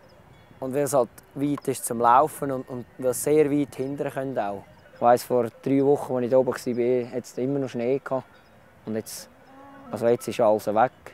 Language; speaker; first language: German; native; German